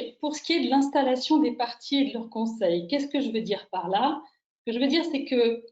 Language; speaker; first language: French; native; French